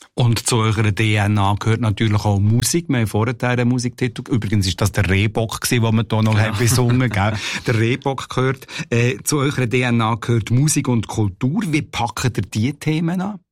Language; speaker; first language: German; native; German